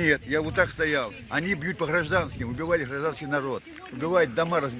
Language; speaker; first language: Russian; native; Russian